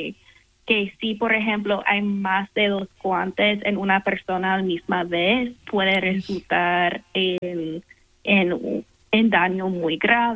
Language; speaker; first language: Spanish; non-native, fluent; English